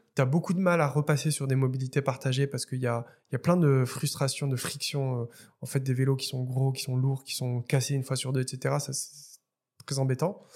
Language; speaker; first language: French; non-native, local second language; Arabic